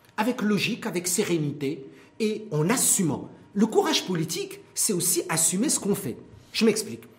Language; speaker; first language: French; non-native, local second language; Arabic